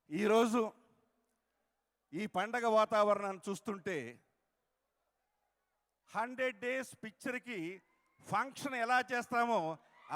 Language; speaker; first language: Telugu; native; Telugu